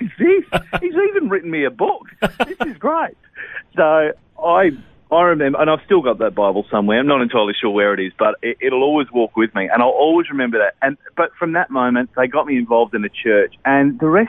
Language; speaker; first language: English; native; English